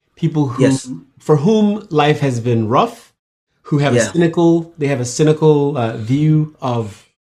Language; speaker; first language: English; non-native, local second language; Yoruba